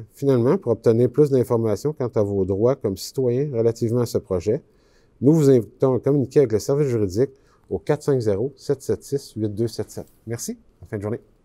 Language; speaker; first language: French; native; French